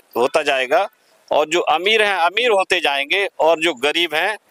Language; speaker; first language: Hindi; native; Hindi